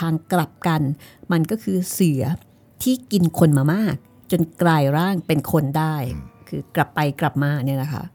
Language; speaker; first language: Thai; native; Thai